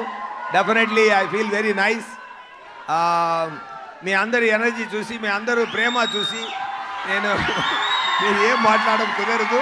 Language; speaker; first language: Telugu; non-native, local second language; Tamil